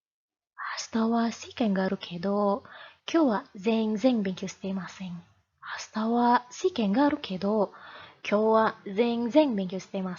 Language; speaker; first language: Japanese; non-native, fluent; Indonesian